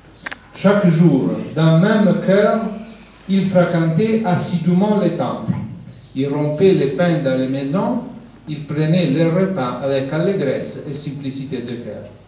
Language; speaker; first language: French; non-native, fluent; Italian